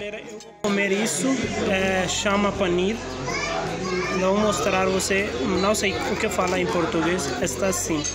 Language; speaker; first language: Portuguese; non-native, learner; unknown